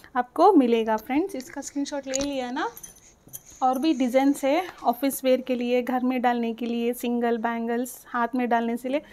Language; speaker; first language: Hindi; non-native, local second language; Telugu